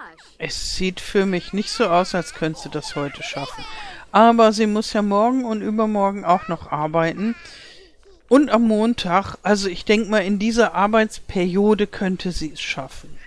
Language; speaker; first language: German; native; German